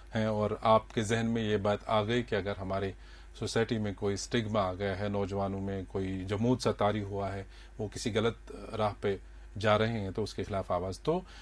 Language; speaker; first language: Hindi; non-native, local second language; Kashmiri